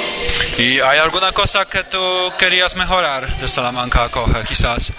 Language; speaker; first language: Spanish; native; Spanish